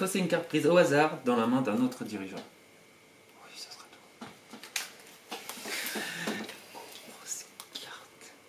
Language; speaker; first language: French; native; French